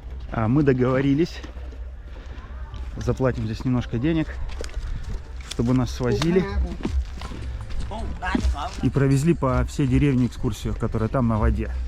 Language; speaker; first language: Russian; native; Russian